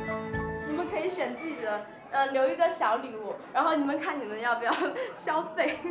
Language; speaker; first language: Chinese; native; Chinese